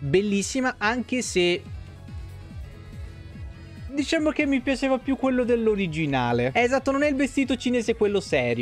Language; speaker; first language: Italian; native; Italian